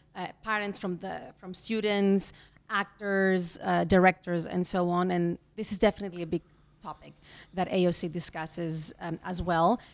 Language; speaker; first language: English; non-native, fluent; Greek